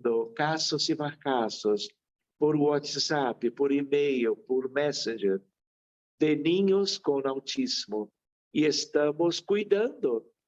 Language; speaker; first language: Spanish; non-native, fluent; Portuguese